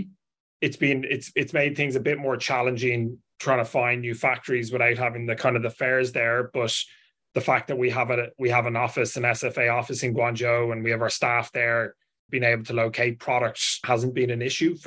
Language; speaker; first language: English; native; English